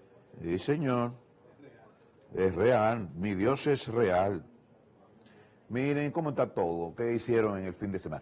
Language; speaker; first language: Spanish; native; Spanish